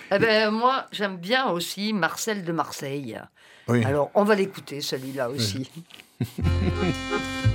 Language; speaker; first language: French; native; French